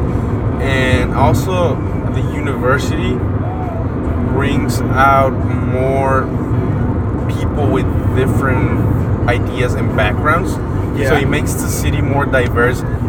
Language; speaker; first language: English; non-native, fluent; Spanish